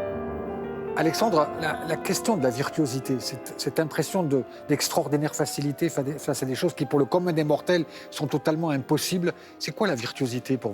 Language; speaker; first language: French; native; French